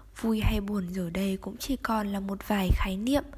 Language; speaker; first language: Vietnamese; native; Vietnamese